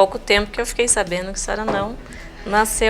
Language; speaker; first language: Portuguese; native; Portuguese